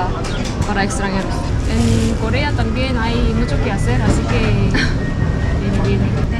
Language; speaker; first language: Spanish; non-native, learner; Korean